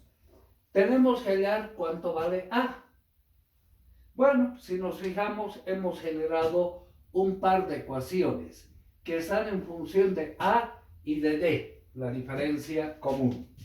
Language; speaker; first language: Spanish; native; Spanish